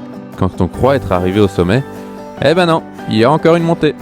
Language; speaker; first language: French; native; French